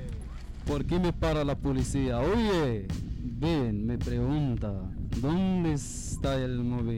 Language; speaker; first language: Spanish; non-native, learner; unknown